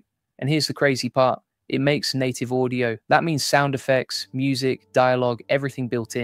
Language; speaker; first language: English; native; English